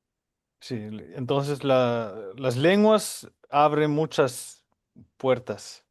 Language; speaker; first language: Spanish; non-native, fluent; Finnish